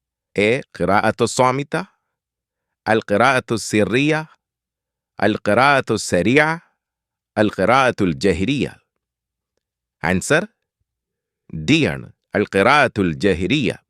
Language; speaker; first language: Arabic; non-native, fluent; Malayalam